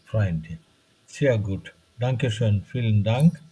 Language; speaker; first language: German; non-native, fluent; Bangla